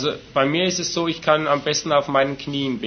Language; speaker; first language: German; native; German